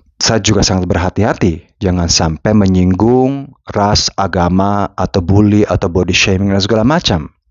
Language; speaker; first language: Indonesian; non-native, fluent; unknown